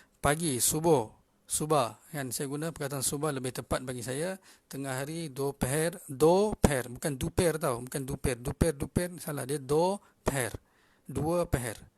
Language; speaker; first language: Malay; native; Malay